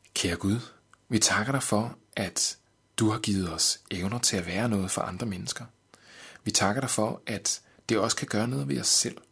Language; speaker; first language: Danish; native; Danish